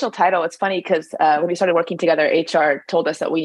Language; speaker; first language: English; native; English